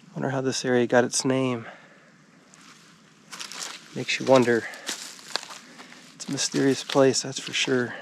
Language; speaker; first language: English; native; English